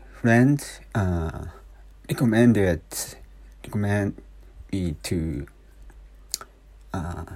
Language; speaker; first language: English; non-native, learner; Japanese